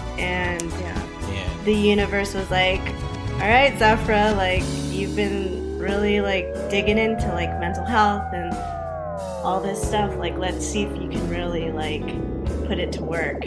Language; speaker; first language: English; native; English